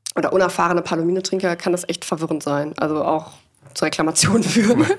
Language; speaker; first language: German; native; German